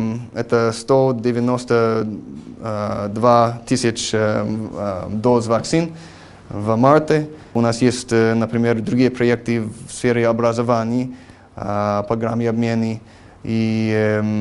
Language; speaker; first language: Russian; non-native, fluent; English